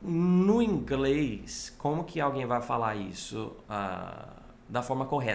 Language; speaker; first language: Portuguese; non-native, fluent; English